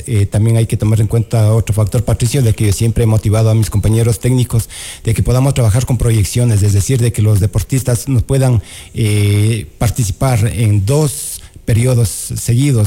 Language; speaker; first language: Spanish; native; Spanish